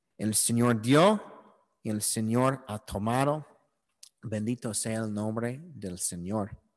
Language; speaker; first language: Spanish; non-native, learner; English